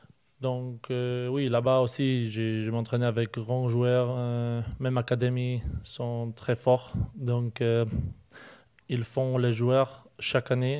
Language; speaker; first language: French; non-native, learner; Polish